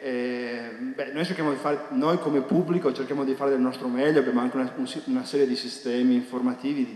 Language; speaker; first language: Italian; native; Italian